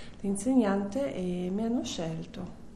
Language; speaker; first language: Italian; non-native, fluent; German